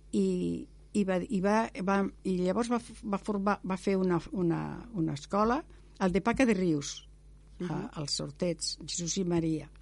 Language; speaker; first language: Catalan; non-native, local second language; Spanish